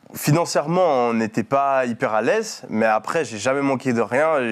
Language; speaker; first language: French; native; French